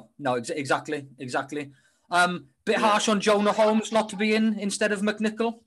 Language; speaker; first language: English; native; English